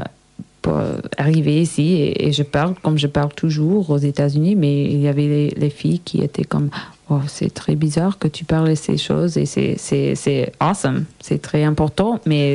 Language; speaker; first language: French; non-native, learner; English